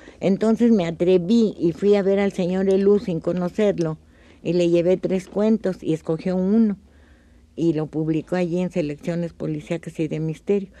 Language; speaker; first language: Spanish; native; Spanish